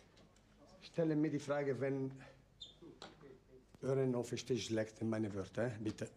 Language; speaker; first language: German; non-native, learner; Italian